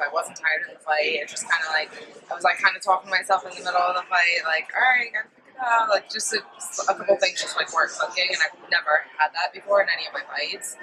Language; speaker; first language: English; native; English